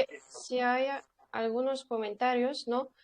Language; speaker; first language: Spanish; non-native, fluent; Russian